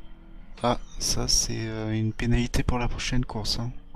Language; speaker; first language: French; native; French